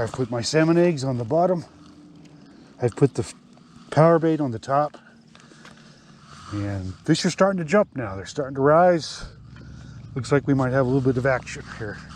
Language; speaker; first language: English; native; English